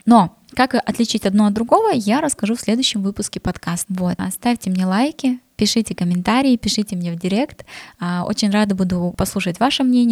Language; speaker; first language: Russian; native; Russian